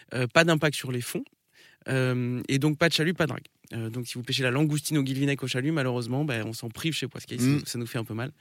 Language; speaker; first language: French; native; French